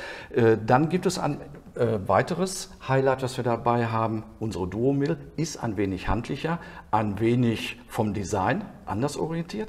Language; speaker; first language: German; native; German